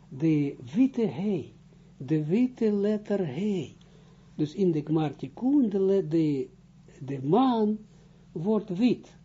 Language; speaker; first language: Dutch; non-native, fluent; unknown